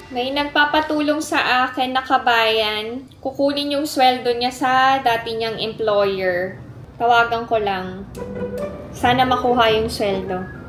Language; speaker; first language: Filipino; native; Filipino